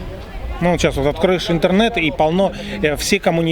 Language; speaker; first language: Russian; native; Russian